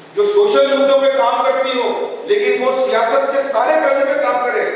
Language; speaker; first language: Hindi; non-native, local second language; Urdu